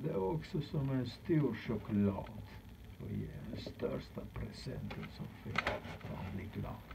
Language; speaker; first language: Swedish; non-native, fluent; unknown